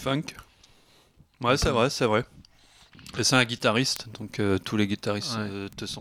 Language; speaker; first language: French; native; French